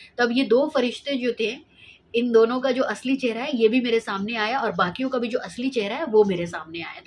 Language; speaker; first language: Hindi; native; Hindi